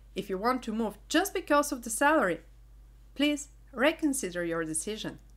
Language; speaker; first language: English; non-native, fluent; Bulgarian